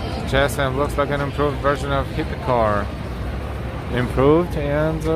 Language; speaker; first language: English; non-native, fluent; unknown